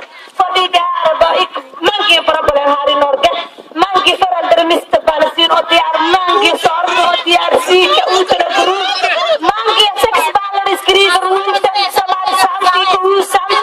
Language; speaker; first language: Norwegian; non-native, learner; Somali